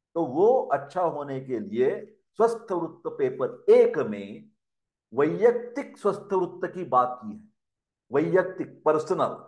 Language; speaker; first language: Hindi; non-native, local second language; Marathi